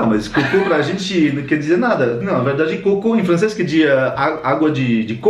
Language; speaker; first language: Portuguese; non-native, fluent; French